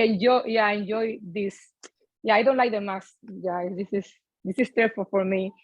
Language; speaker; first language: English; non-native, learner; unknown